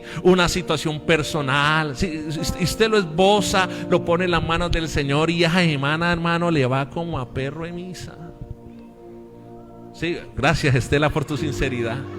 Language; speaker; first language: Spanish; native; Spanish